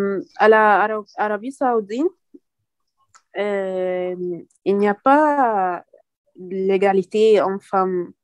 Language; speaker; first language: French; non-native, learner; Arabic